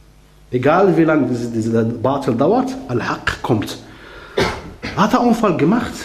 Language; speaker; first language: German; non-native, learner; Arabic